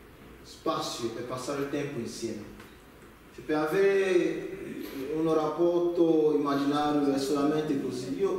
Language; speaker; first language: Italian; non-native, learner; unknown